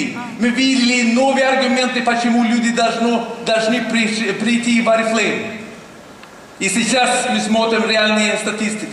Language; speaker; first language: Russian; non-native, learner; Swedish